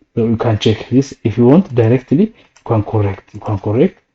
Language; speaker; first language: English; non-native, local second language; Amharic